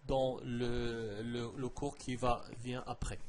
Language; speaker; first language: French; non-native, local second language; Arabic